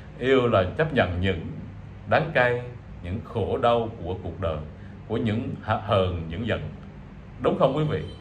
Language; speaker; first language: Vietnamese; native; Vietnamese